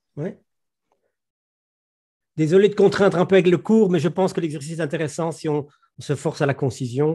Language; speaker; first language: French; native; French